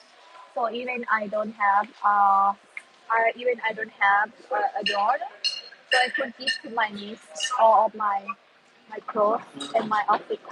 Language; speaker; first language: English; non-native, learner; Thai